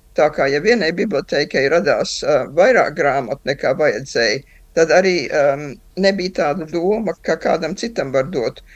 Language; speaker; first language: Latvian; early bilingual, heritage; Latvian